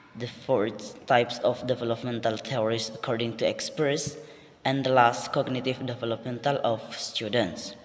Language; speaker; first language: English; non-native, learner; Indonesian